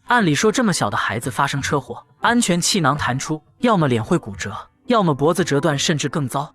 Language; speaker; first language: Chinese; native; Chinese